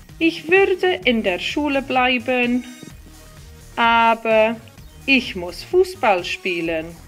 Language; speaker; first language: German; non-native, fluent; Welsh